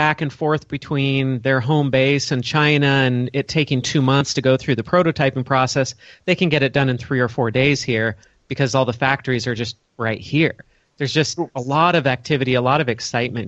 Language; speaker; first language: English; native; English